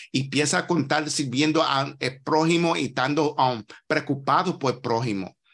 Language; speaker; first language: Spanish; non-native, learner; English